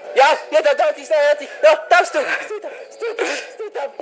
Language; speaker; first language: Czech; native; Czech